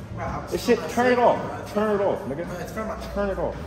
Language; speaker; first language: English; native; English